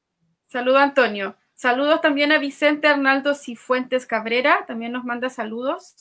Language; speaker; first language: Spanish; native; Spanish